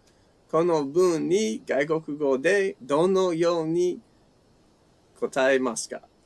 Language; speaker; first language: Japanese; non-native, fluent; English